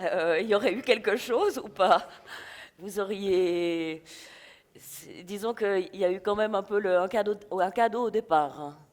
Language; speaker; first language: French; native; French